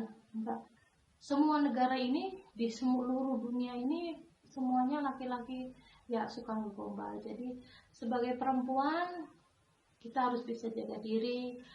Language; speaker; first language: Indonesian; non-native, local second language; Javanese